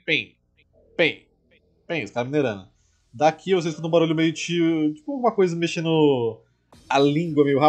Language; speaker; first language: Portuguese; native; Portuguese